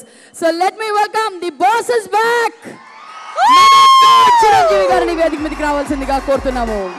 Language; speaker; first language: Telugu; native; Telugu